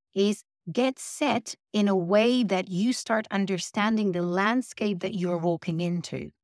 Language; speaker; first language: English; non-native, fluent; Dutch